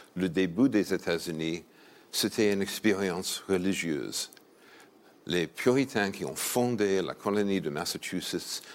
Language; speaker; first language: French; non-native, fluent; English